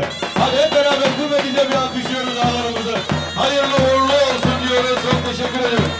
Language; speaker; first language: Turkish; native; Turkish